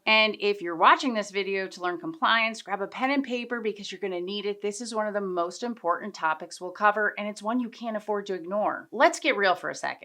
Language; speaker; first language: English; native; English